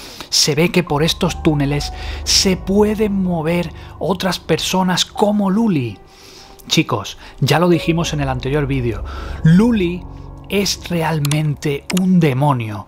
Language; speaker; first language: Spanish; native; Spanish